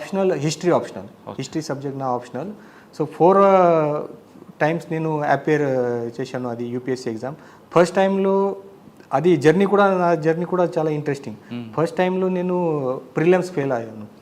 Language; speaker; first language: Telugu; non-native, learner; Marathi